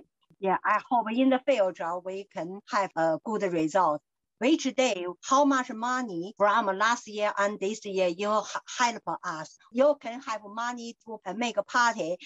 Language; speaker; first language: English; non-native, learner; Chinese